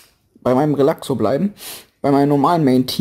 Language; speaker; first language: German; native; German